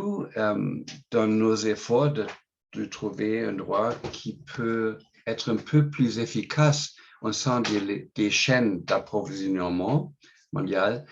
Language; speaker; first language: French; non-native, fluent; English